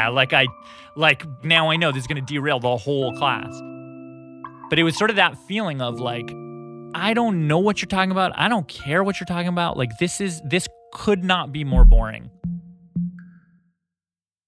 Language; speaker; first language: English; native; English